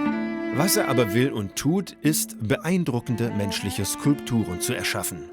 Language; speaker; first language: German; native; German